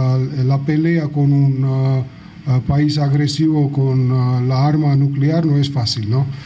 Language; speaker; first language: Spanish; non-native, fluent; Georgian